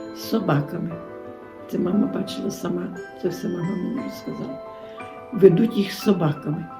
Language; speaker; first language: Ukrainian; native; Ukrainian